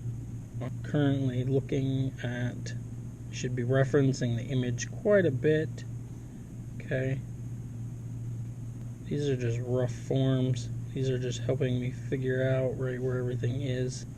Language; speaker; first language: English; native; English